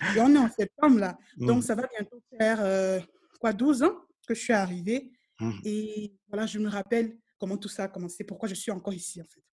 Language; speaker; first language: French; native; French